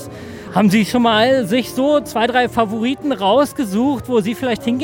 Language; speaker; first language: German; native; German